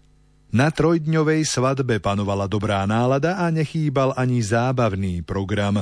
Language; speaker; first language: Slovak; native; Slovak